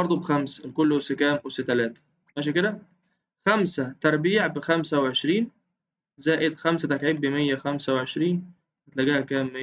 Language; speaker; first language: Arabic; native; Arabic